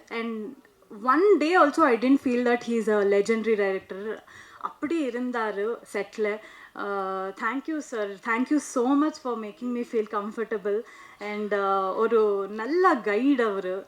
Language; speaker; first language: Tamil; non-native, local second language; Kannada